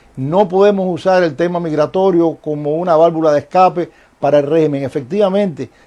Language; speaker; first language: Spanish; native; Spanish